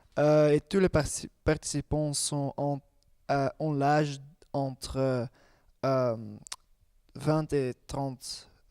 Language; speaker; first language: French; non-native, learner; Dutch